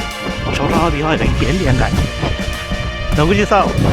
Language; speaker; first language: Chinese; native; Chinese